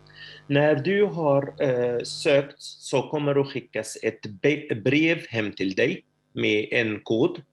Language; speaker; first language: Swedish; non-native, fluent; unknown